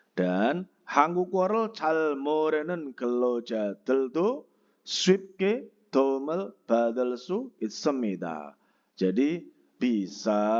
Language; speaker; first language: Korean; non-native, fluent; Indonesian